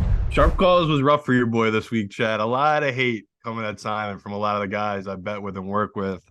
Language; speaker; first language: English; native; English